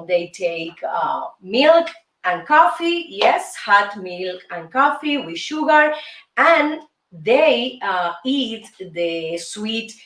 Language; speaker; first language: English; non-native, fluent; Spanish